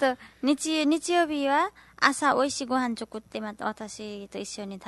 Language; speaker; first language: Japanese; non-native, learner; Nepali